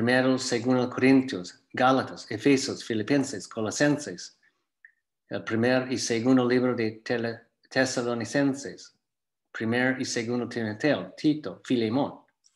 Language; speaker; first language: Spanish; non-native, fluent; English